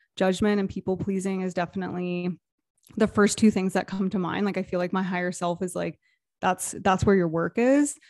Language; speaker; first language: English; native; English